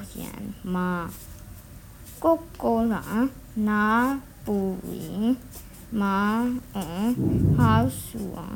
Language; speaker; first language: Finnish; non-native, learner; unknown